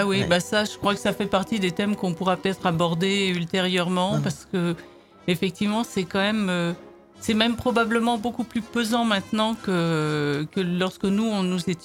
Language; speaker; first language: French; native; French